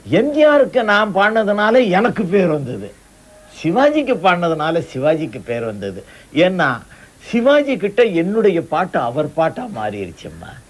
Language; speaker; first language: Tamil; non-native, local second language; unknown